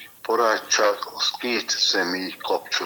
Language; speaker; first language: Hungarian; native; Hungarian